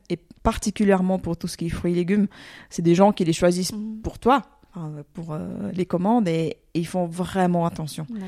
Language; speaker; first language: French; early bilingual, other home language; Russian